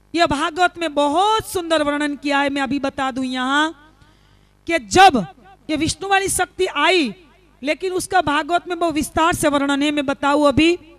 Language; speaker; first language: Hindi; non-native, local second language; Gujarati